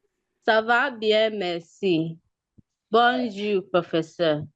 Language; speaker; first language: French; non-native, learner; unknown